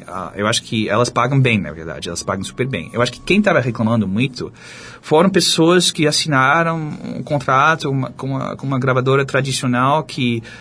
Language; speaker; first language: Portuguese; non-native, fluent; English